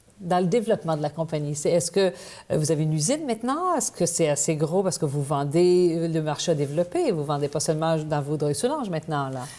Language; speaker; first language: French; native; French